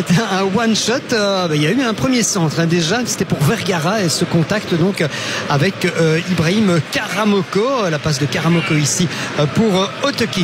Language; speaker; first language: French; native; French